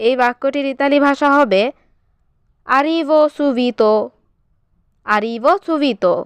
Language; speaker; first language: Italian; non-native, learner; Bangla